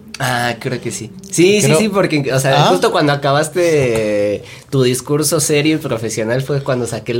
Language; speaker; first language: Spanish; native; Spanish